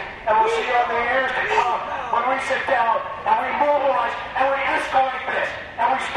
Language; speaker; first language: English; native; English